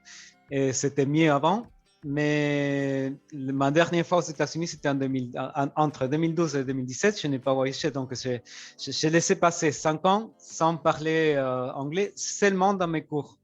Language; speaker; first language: French; non-native, fluent; Spanish